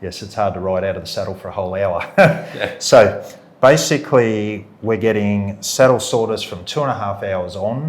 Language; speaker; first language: English; native; English